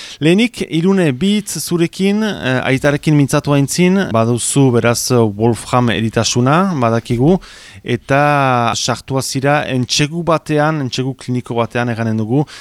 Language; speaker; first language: Basque; native; Basque